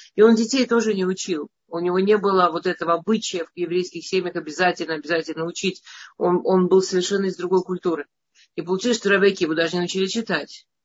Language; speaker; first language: Russian; native; Russian